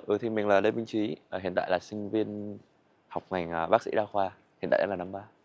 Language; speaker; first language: Vietnamese; native; Vietnamese